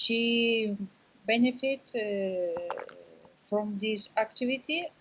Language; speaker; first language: English; non-native, learner; Spanish